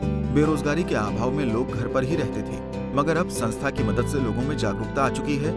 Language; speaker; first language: Hindi; native; Hindi